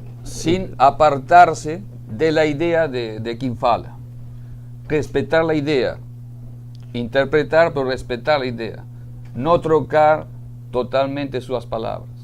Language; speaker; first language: Portuguese; non-native, learner; Spanish